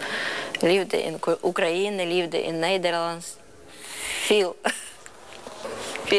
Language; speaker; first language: Dutch; non-native, learner; Ukrainian